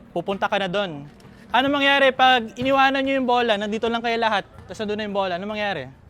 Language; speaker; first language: Filipino; native; Filipino